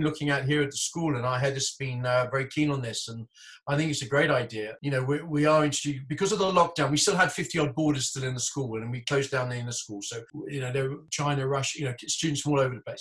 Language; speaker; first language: English; native; English